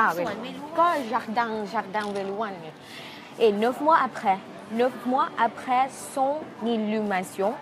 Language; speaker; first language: French; non-native, fluent; Thai